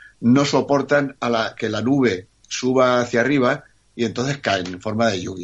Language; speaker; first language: Spanish; native; Spanish